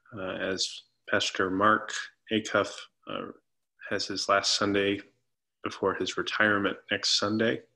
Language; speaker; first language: English; native; English